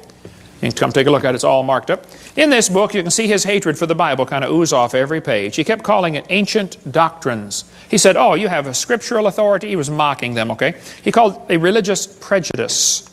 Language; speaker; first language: English; native; English